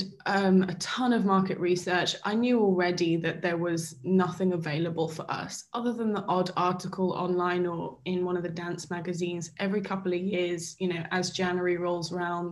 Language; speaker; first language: English; native; English